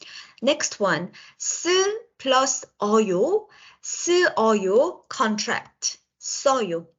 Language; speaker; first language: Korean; native; Korean